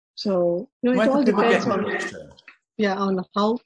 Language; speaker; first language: English; non-native, local second language; Telugu